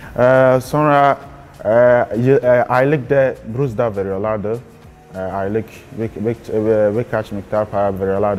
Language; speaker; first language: Turkish; non-native, fluent; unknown